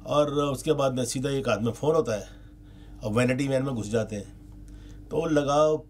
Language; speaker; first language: Hindi; native; Hindi